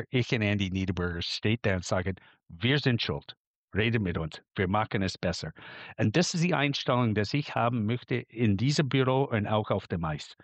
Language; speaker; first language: German; non-native, fluent; English